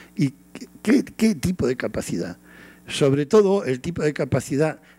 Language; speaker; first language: Spanish; native; Spanish